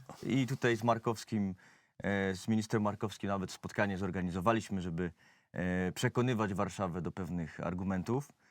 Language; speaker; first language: Polish; native; Polish